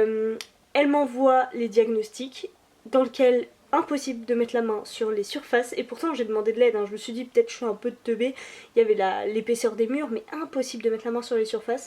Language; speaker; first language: French; native; French